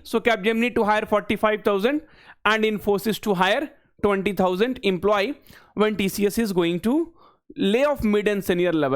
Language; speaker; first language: English; non-native, local second language; Hindi